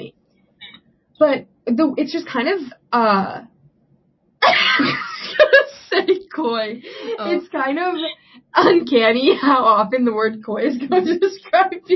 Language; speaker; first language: English; native; English